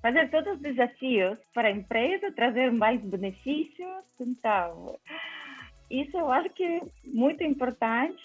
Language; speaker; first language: Portuguese; non-native, fluent; Ukrainian